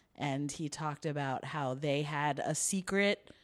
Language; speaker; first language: English; native; English